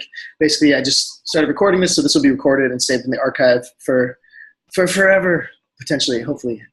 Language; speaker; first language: English; native; English